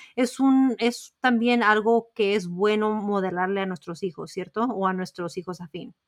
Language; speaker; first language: Spanish; early bilingual, heritage; Spanish